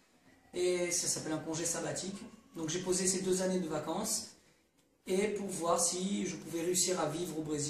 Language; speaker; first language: French; native; French